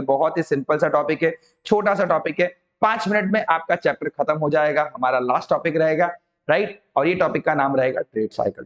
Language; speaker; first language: Hindi; native; Hindi